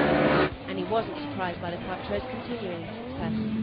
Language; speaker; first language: English; native; English